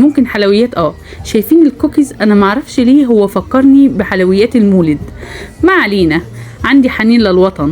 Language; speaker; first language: Arabic; native; Arabic